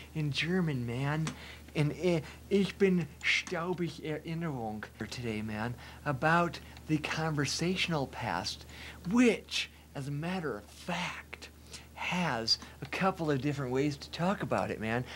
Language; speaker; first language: English; native; English